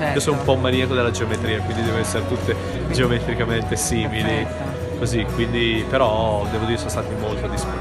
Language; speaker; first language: Italian; native; Italian